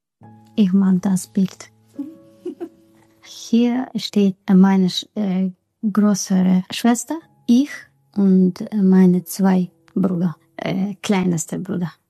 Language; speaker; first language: German; non-native, learner; Russian